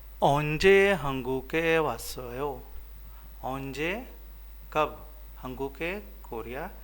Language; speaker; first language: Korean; non-native, fluent; Urdu